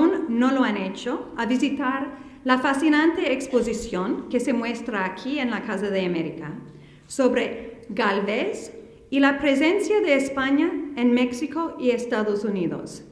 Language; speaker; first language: Spanish; non-native, fluent; English